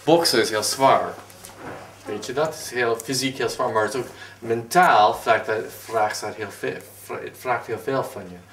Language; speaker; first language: Dutch; non-native, fluent; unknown